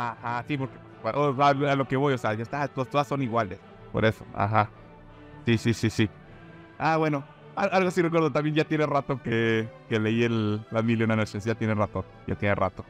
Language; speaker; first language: Spanish; native; Spanish